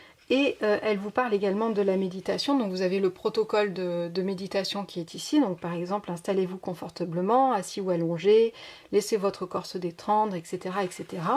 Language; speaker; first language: French; native; French